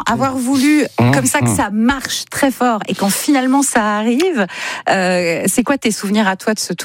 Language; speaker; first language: French; native; French